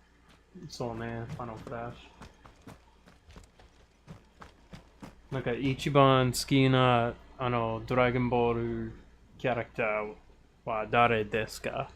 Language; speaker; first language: Japanese; non-native, learner; English